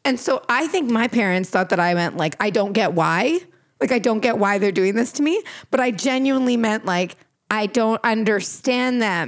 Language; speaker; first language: English; non-native, fluent; Portuguese